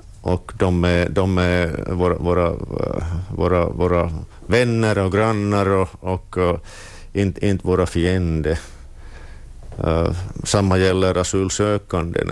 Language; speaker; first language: Swedish; non-native, local second language; Finnish